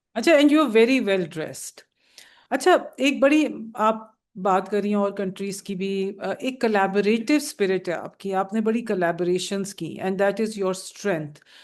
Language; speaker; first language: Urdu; native; Urdu